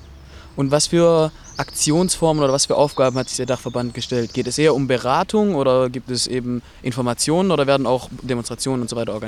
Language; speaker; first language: German; native; German